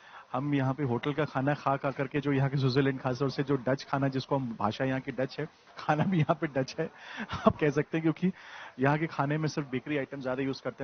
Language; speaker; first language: Hindi; native; Hindi